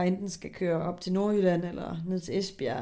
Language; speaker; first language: Danish; native; Danish